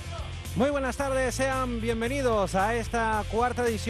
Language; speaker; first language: Spanish; native; Spanish